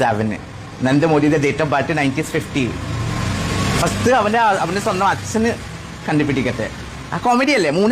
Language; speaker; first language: Malayalam; non-native, local second language; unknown